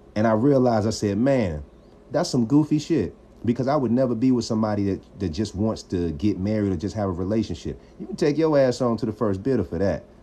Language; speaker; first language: English; native; English